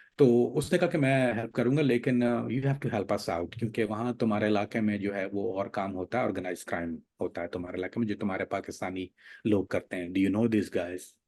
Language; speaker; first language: Urdu; native; Urdu